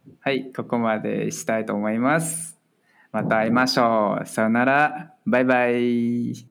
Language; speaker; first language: Japanese; non-native, fluent; Chinese